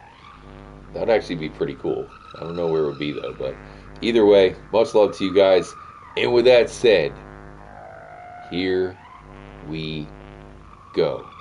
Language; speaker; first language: English; native; English